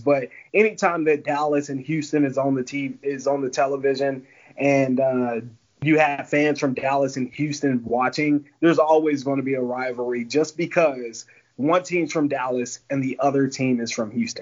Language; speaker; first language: English; native; English